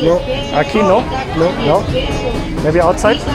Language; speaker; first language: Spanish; non-native, learner; German